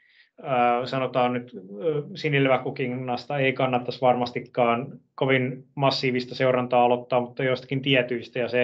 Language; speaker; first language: Finnish; native; Finnish